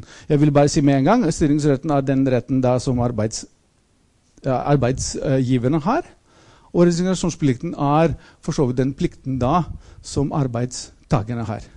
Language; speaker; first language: Norwegian; non-native, fluent; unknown